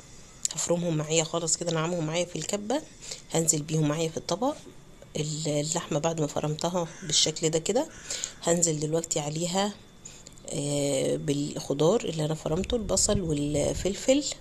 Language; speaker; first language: Arabic; native; Arabic